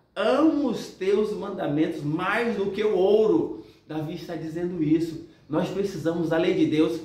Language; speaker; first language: Portuguese; native; Portuguese